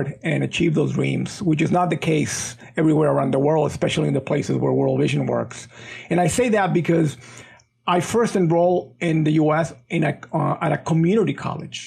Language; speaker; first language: English; non-native, fluent; Spanish